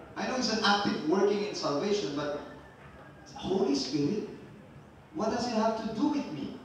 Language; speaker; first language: English; non-native, local second language; Filipino